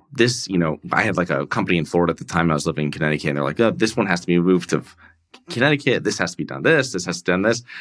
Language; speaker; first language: English; native; English